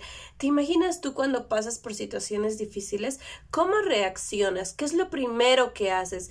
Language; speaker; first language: Spanish; native; Spanish